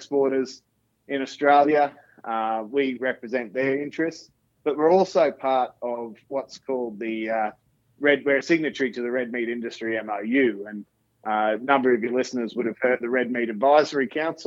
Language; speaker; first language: English; native; English